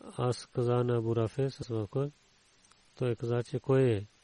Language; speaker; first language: Bulgarian; non-native, learner; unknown